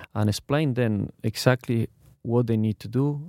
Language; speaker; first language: English; non-native, learner; Spanish